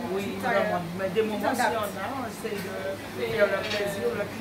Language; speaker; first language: French; non-native, local second language; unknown